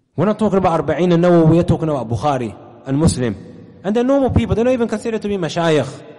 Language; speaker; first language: English; native; English